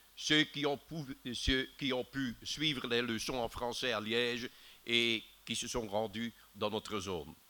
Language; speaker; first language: French; non-native, local second language; Dutch